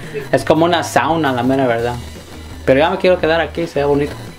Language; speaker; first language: Spanish; native; Spanish